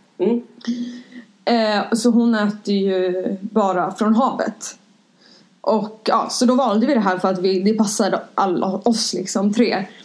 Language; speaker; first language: Swedish; native; Swedish